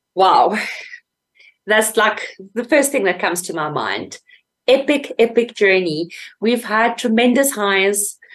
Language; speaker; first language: English; native; English